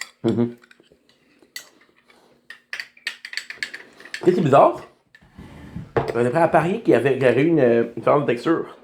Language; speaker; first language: French; native; French